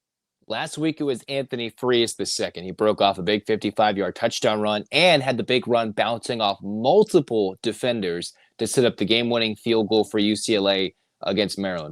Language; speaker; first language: English; native; English